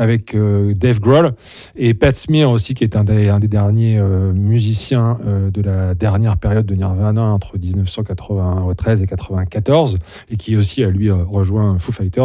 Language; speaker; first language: French; native; French